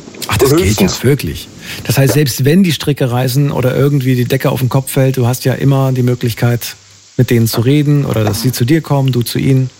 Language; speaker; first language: German; native; German